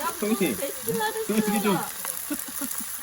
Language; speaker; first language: Korean; native; Korean